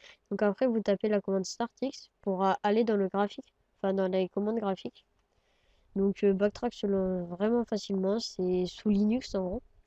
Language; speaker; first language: French; native; French